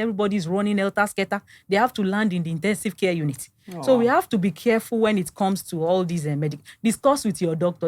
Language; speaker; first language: English; non-native, local second language; Yoruba